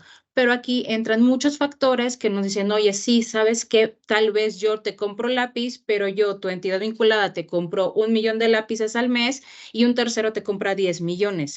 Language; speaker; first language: Spanish; native; Spanish